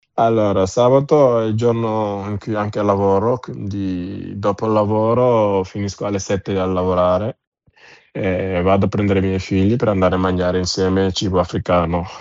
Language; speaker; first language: Italian; non-native, fluent; Wolof